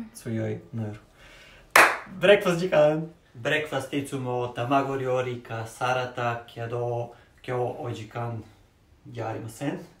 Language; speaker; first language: Japanese; non-native, learner; Serbian